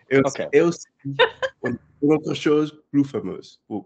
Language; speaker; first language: French; non-native, learner; English